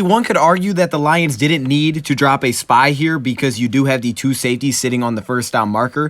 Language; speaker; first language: English; native; English